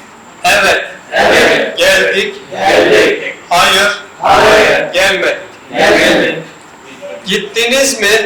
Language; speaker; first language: Turkish; non-native, learner; Urdu